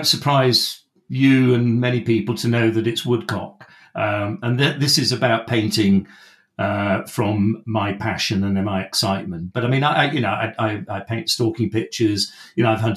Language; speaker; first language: English; native; English